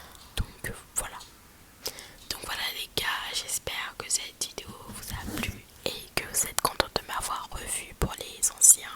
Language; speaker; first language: French; native; French